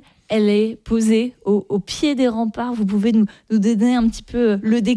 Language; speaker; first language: French; native; French